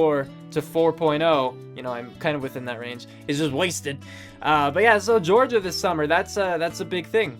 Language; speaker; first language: English; native; English